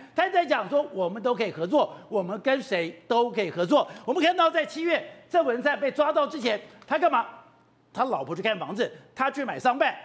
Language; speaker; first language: Chinese; native; Chinese